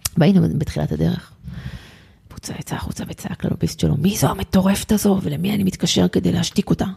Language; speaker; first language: Hebrew; native; Hebrew